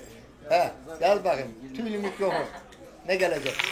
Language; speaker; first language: Turkish; native; Turkish